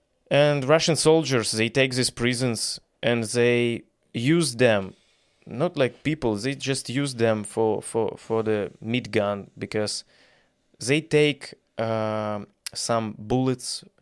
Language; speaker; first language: English; non-native, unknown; Ukrainian